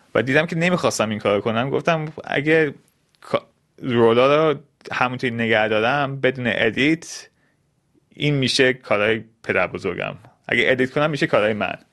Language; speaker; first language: Persian; early bilingual, heritage; Persian